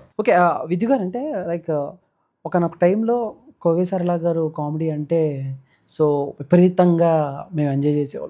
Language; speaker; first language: Telugu; native; Telugu